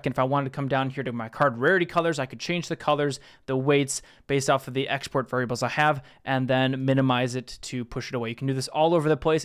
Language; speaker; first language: English; native; English